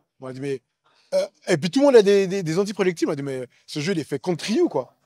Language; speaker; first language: French; native; French